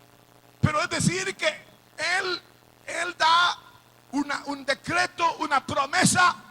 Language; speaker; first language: Spanish; native; Spanish